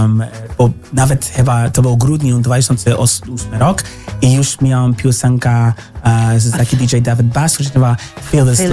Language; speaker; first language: Polish; non-native, learner; English